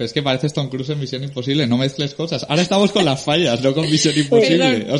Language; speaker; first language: Spanish; native; Spanish